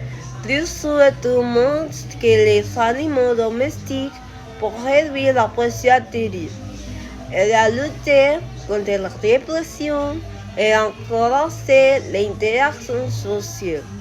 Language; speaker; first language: French; non-native, learner; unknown